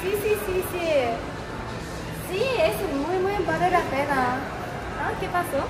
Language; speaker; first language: Spanish; non-native, learner; Japanese